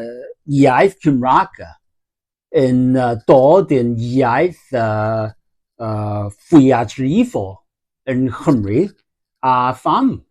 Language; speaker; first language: Welsh; non-native, learner; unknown